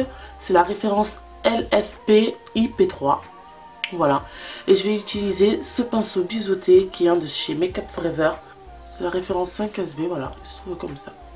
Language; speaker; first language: French; native; French